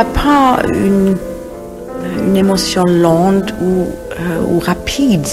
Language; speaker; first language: French; non-native, fluent; German